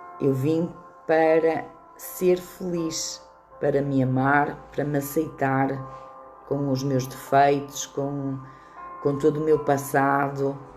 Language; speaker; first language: Portuguese; native; Portuguese